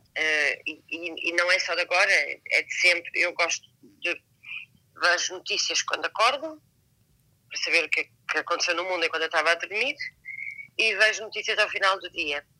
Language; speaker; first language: Portuguese; native; Portuguese